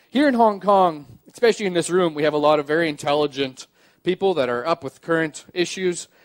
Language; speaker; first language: English; native; English